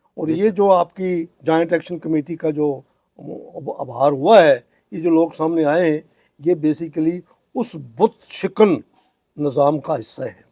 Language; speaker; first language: Urdu; non-native, local second language; Pahari-Potwari